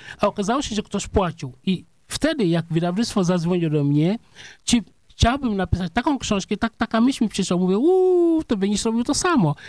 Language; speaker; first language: Polish; non-native, fluent; Serer